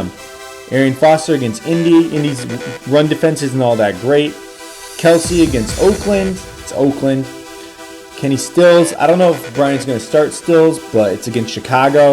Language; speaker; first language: English; native; English